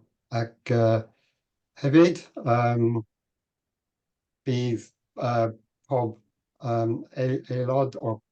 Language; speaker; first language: Welsh; non-native, learner; English